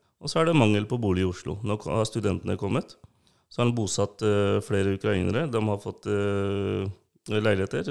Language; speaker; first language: Norwegian; non-native, local second language; Urdu